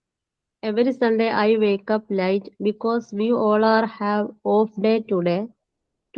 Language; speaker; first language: English; non-native, learner; Malayalam